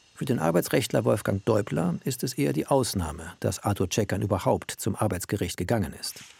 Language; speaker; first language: German; native; German